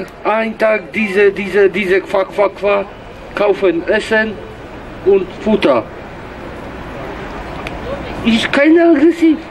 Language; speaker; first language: German; non-native, learner; Polish